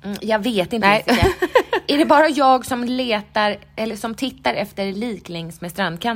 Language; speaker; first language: Swedish; native; Swedish